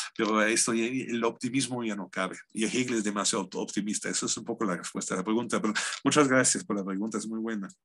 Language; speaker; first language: Spanish; non-native, fluent; German